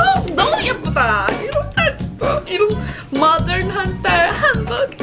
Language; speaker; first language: Korean; non-native, fluent; English